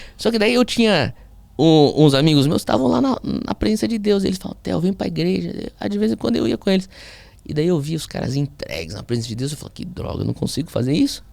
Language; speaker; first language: Portuguese; early bilingual, heritage; Portuguese